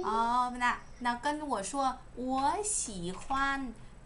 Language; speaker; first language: Chinese; non-native, learner; Vietnamese